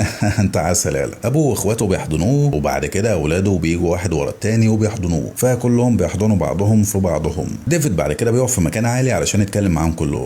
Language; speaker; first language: Arabic; native; Arabic